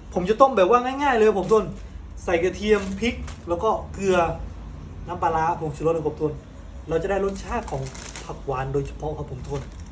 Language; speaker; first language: Thai; non-native, local second language; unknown